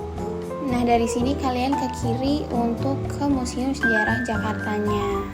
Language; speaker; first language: Indonesian; native; Indonesian